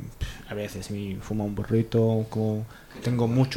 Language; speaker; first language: Spanish; non-native, learner; Arabic